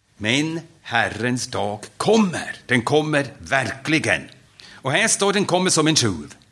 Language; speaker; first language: Swedish; non-native, fluent; German